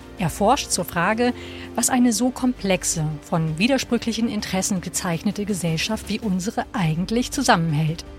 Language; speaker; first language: German; native; German